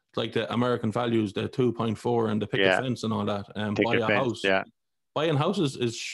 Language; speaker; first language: English; native; English